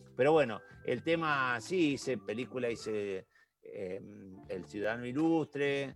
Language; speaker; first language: Spanish; native; Spanish